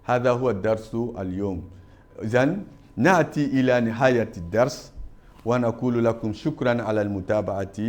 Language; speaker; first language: Arabic; non-native, fluent; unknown